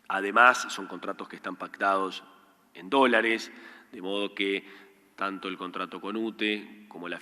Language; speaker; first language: Spanish; native; Spanish